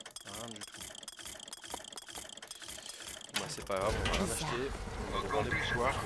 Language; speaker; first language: French; native; French